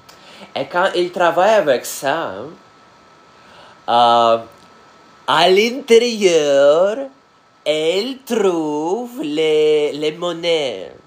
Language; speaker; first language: French; non-native, learner; Russian